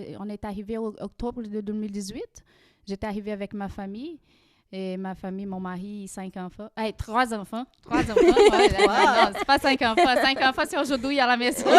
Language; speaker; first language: French; non-native, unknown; Portuguese